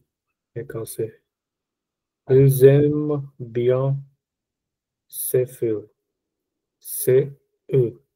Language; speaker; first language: French; non-native, learner; Punjabi